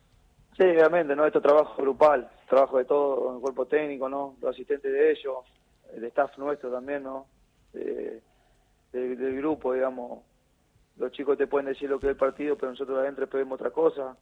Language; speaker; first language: Spanish; native; Spanish